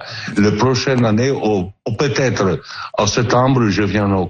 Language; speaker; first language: French; non-native, learner; Italian